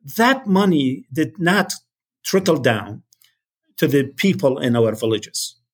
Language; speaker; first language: English; non-native, fluent; Arabic